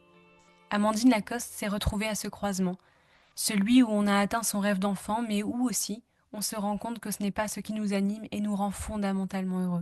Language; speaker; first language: French; native; French